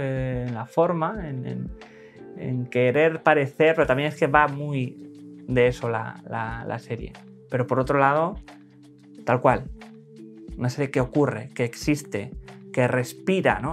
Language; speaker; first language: Spanish; native; Spanish